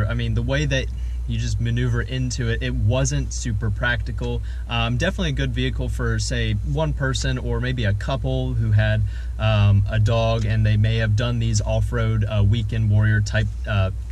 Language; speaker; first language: English; native; English